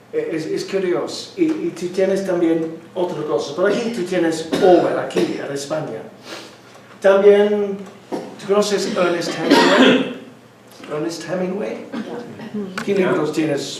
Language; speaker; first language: Spanish; non-native, learner; English